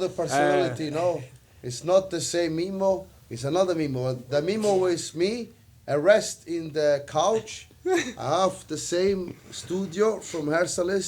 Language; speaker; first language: English; non-native, learner; Italian